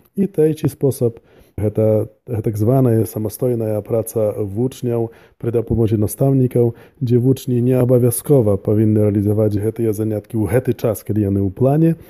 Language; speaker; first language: Belarusian; native; Belarusian